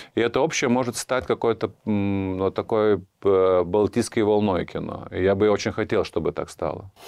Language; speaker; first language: Russian; non-native, fluent; Lithuanian